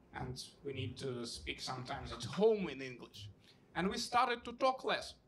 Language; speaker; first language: English; non-native, fluent; Russian